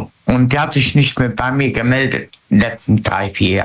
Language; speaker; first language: German; native; German